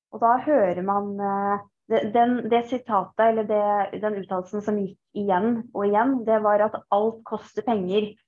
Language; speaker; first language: Norwegian; early bilingual, other home language; Persian